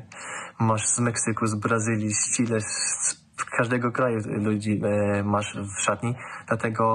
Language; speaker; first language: Polish; early bilingual, heritage; German